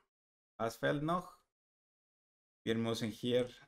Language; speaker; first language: German; non-native, learner; Spanish